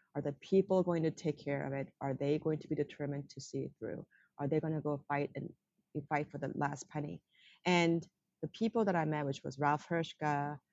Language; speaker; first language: English; non-native, fluent; Korean